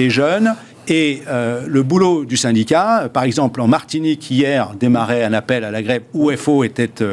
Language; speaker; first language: French; native; French